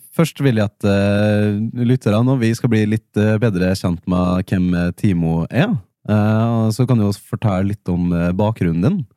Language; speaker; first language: Norwegian; native; Norwegian